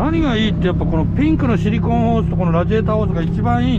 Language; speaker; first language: Japanese; native; Japanese